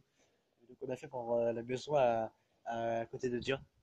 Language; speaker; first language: French; native; French